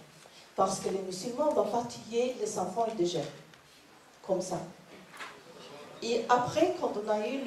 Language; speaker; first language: French; non-native, learner; Norwegian